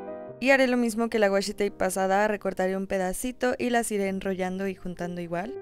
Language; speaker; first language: Spanish; native; Spanish